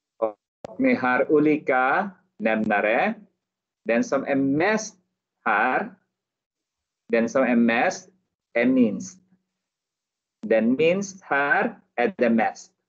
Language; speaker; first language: Swedish; non-native, learner; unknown